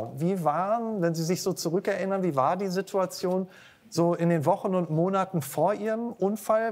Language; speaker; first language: German; native; German